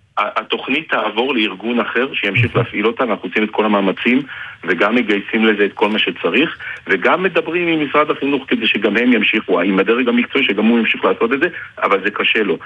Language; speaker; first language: Hebrew; native; Hebrew